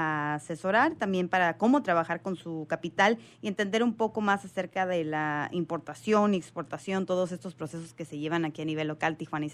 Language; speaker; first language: Spanish; native; Spanish